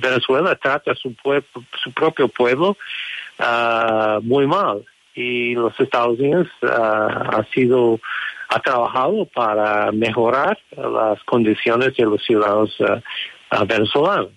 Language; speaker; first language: Spanish; non-native, fluent; English